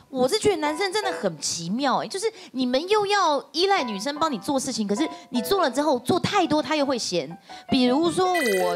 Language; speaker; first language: Chinese; native; Chinese